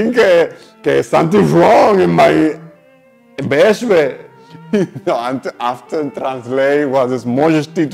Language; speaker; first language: English; non-native, learner; Spanish